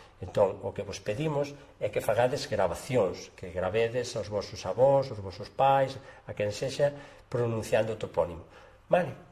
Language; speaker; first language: Galician; native; Galician